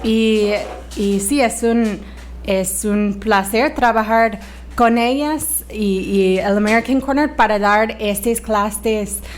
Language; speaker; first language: Spanish; non-native, fluent; English